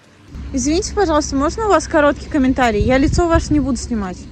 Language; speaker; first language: Russian; native; Russian